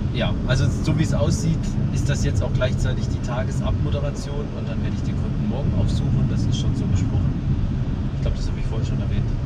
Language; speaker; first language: German; native; German